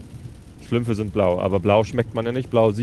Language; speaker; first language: German; native; German